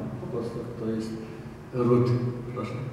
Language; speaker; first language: Polish; non-native, learner; German